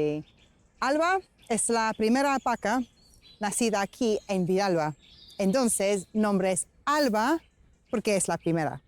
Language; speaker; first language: Spanish; non-native, learner; English